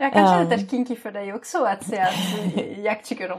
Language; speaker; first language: Swedish; non-native, fluent; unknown